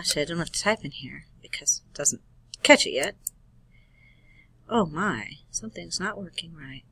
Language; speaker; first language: English; native; English